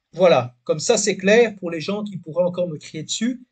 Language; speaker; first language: French; native; French